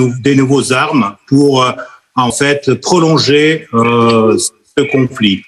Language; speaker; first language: French; non-native, fluent; Russian